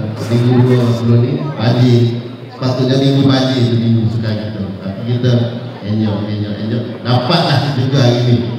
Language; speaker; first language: Malay; native; Malay